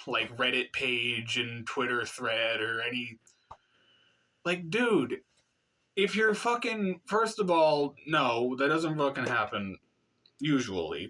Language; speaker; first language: English; native; English